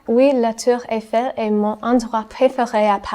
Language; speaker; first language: French; non-native, learner; English